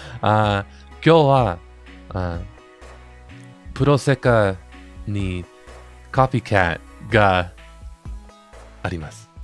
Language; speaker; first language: Japanese; non-native, learner; English